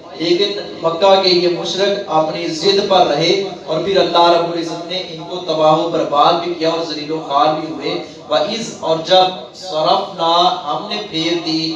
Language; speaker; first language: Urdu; non-native, local second language; Punjabi